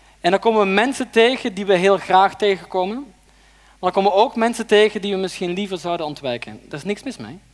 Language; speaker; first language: Dutch; native; Dutch